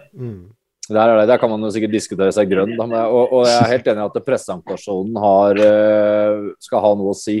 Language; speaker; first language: Norwegian; native; Norwegian